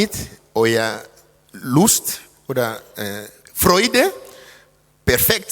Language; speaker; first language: German; non-native, fluent; Lingala